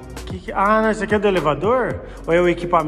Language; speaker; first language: Portuguese; native; Portuguese